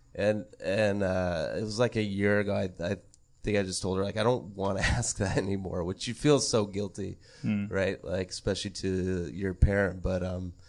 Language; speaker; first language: English; native; English